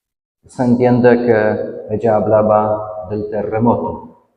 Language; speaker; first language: Spanish; non-native, fluent; Polish